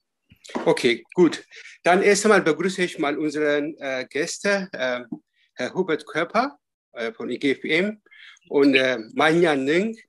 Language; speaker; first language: German; non-native, learner; Chinese